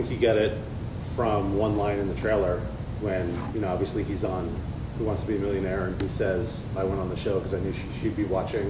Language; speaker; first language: English; native; English